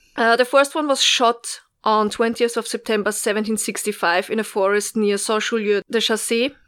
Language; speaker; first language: English; non-native, fluent; German